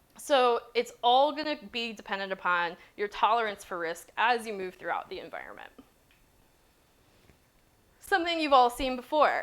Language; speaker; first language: English; native; English